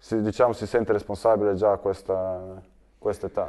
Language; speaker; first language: Italian; early bilingual, other home language; Serbian